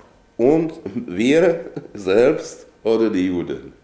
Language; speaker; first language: German; non-native, fluent; Czech